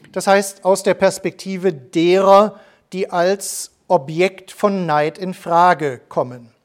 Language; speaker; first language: German; native; German